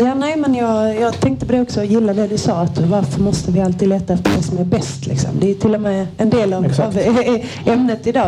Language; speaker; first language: Swedish; native; Swedish